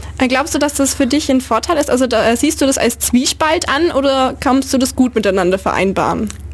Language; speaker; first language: German; native; German